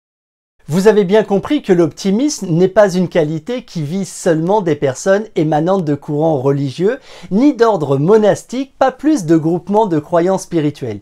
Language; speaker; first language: French; native; French